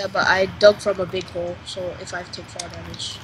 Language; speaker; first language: English; native; English